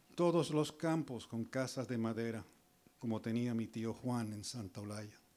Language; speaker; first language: Spanish; early bilingual, heritage; Spanish